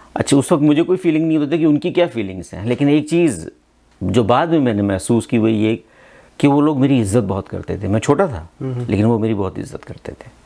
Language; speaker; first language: Hindi; non-native, local second language; Punjabi